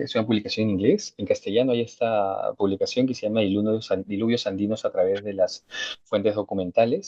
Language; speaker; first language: Spanish; native; Spanish